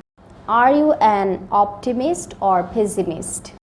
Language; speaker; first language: English; non-native, local second language; Bangla